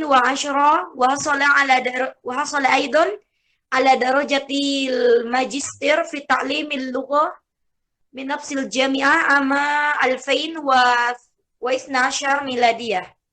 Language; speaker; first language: Arabic; non-native, fluent; Indonesian